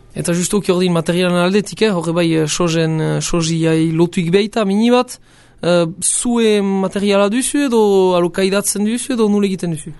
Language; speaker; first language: Basque; native; Basque